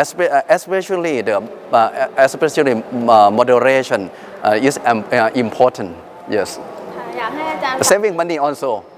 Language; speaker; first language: English; non-native, fluent; Thai